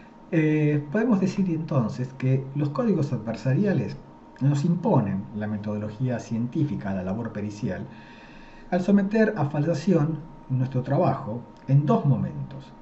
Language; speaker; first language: Spanish; native; Spanish